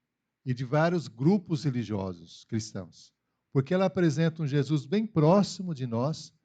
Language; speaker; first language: Portuguese; native; Portuguese